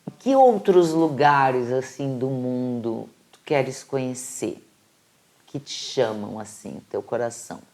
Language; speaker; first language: Portuguese; native; Portuguese